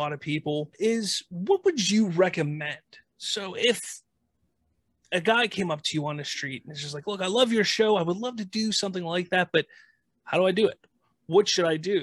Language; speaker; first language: English; native; English